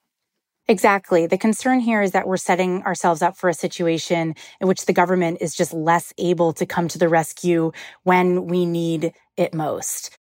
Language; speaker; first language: English; native; English